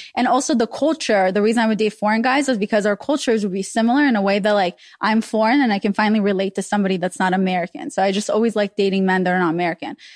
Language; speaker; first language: English; early bilingual, other home language; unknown